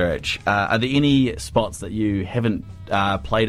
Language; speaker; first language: English; native; English